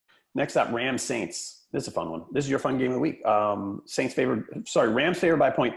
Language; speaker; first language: English; native; English